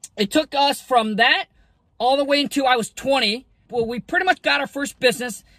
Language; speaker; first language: English; early bilingual, other home language; Vietnamese